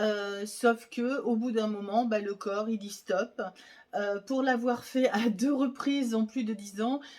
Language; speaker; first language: French; native; French